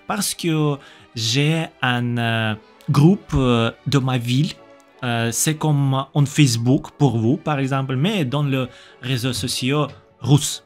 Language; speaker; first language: French; non-native, learner; Russian